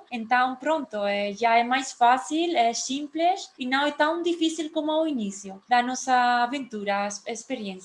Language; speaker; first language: Portuguese; non-native, fluent; Spanish